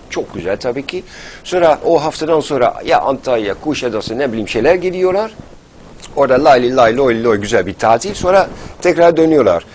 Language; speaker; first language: Turkish; non-native, fluent; Dutch